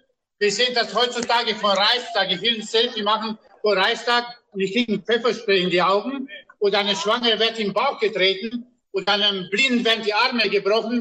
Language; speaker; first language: German; non-native, fluent; Romanian